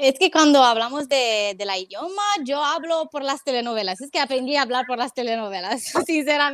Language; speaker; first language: Spanish; non-native, fluent; Romanian